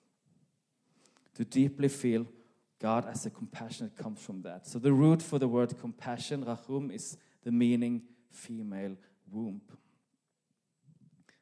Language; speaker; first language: English; non-native, fluent; Norwegian